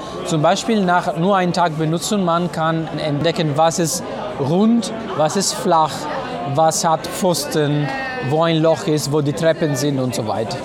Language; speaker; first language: German; non-native, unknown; Italian